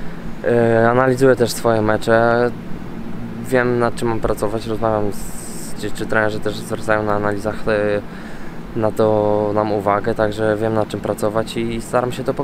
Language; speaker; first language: Polish; native; Polish